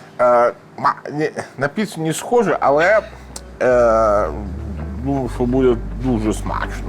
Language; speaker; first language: Ukrainian; non-native, learner; Italian